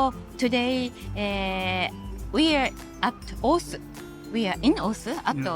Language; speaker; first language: English; non-native, learner; Japanese